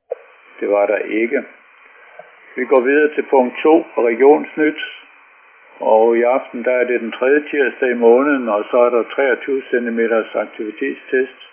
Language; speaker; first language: Danish; native; Danish